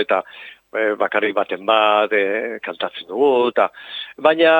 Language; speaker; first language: Basque; non-native, local second language; Spanish